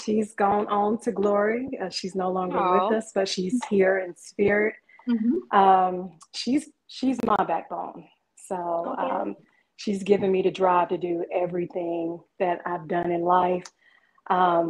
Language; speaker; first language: English; native; English